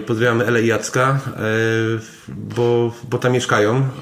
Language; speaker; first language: Polish; native; Polish